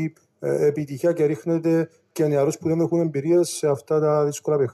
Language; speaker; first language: Greek; native; Greek